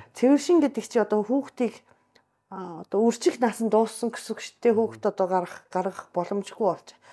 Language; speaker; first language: Mongolian; non-native, fluent; Japanese